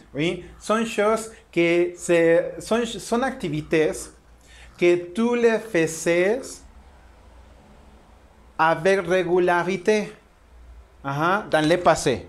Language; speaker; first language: French; non-native, learner; Spanish